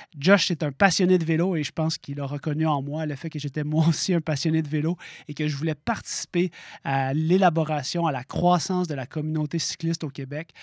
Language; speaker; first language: French; native; French